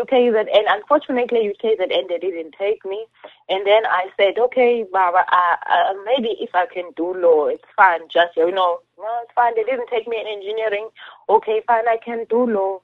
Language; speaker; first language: English; non-native, local second language; Zulu